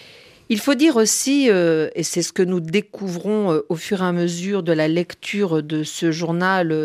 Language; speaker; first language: French; native; French